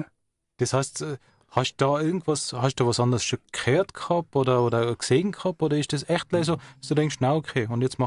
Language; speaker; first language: German; native; German